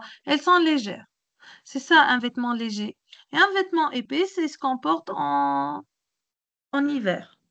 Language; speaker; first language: French; non-native, local second language; Arabic